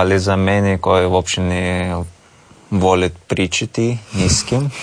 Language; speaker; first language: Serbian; non-native, learner; Russian